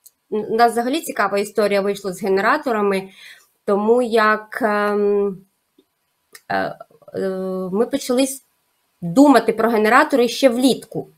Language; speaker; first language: Ukrainian; native; Ukrainian